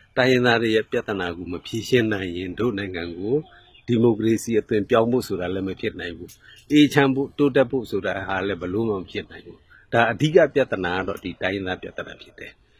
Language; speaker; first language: Burmese; non-native, local second language; Mon